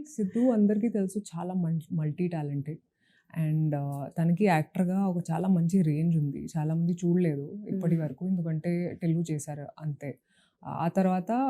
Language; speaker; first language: Telugu; non-native, local second language; Hindi